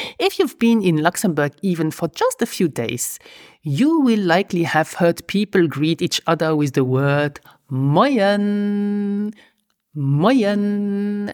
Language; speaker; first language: English; non-native, fluent; Luxembourgish